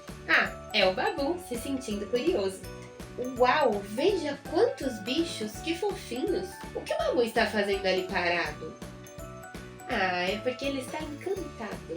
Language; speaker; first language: Portuguese; native; Portuguese